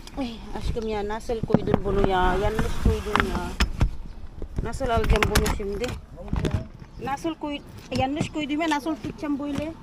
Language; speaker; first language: Turkish; non-native, learner; Filipino